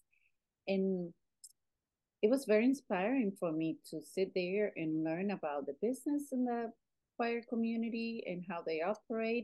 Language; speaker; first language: English; non-native, fluent; Spanish